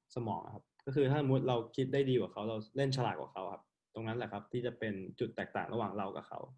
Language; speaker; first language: Thai; native; Thai